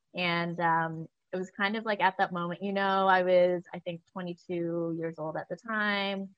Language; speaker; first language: English; native; English